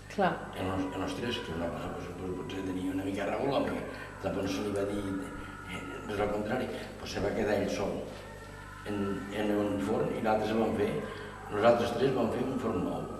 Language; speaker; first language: Catalan; native; Catalan